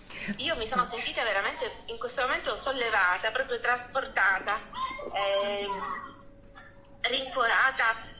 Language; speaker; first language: Italian; native; Italian